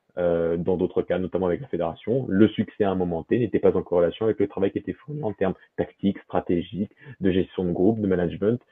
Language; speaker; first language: French; early bilingual, other home language; Portuguese